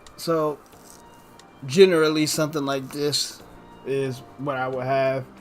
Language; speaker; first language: English; native; English